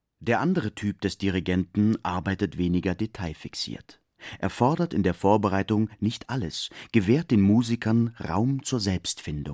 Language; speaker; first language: German; native; German